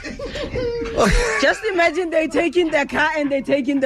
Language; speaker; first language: English; non-native, local second language; Northern Sotho